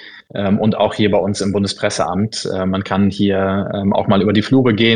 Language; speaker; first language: German; native; German